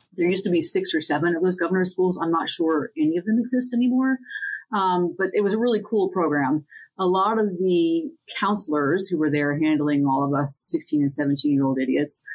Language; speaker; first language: English; native; English